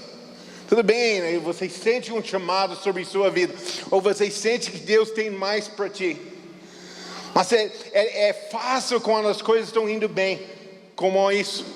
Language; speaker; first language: Portuguese; non-native, fluent; English